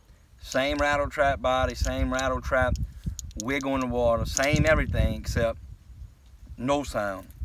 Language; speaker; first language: English; native; English